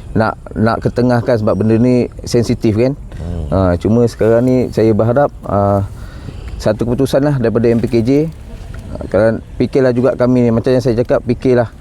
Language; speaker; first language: Malay; native; Malay